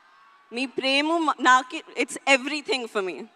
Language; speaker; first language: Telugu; non-native, learner; Hindi